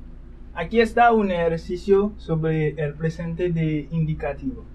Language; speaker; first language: Spanish; non-native, fluent; Haitian Creole